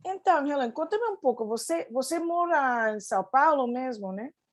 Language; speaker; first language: Portuguese; non-native, fluent; Spanish